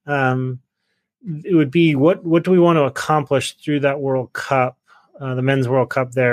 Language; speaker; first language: English; native; English